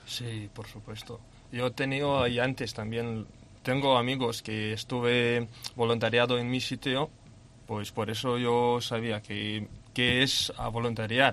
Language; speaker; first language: Spanish; non-native, learner; Lithuanian